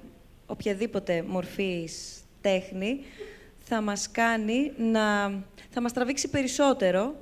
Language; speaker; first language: Greek; native; Greek